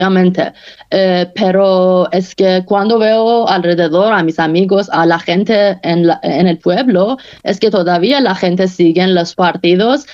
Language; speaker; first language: Spanish; non-native, learner; Persian